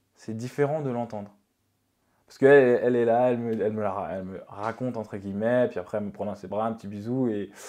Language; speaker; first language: French; native; French